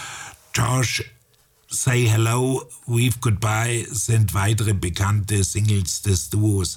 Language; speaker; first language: German; native; German